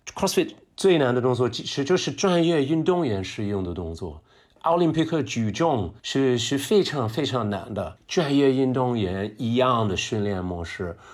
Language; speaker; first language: Chinese; non-native, fluent; English